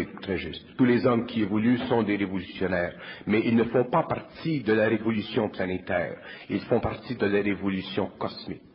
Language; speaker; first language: French; native; French